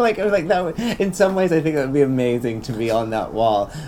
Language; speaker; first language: English; native; English